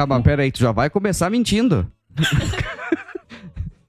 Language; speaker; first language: Portuguese; native; Portuguese